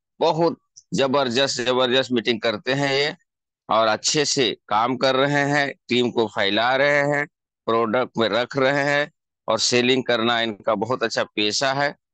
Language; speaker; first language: Hindi; native; Hindi